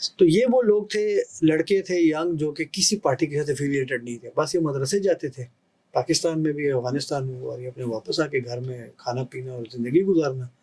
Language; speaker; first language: Urdu; non-native, local second language; Pashto